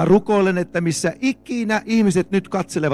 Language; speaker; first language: Finnish; native; Finnish